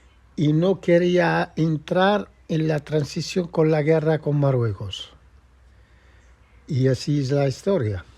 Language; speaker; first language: Spanish; non-native, fluent; Arabic